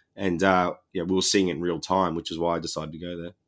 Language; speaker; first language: English; native; English